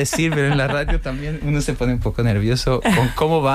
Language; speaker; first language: Spanish; non-native, fluent; French